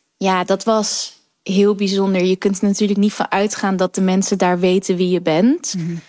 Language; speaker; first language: Dutch; early bilingual, other home language; Kurdish